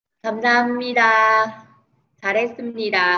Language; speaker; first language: Korean; non-native, fluent; Vietnamese